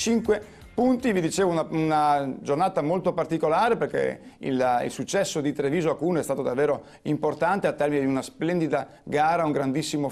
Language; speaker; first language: Italian; native; Italian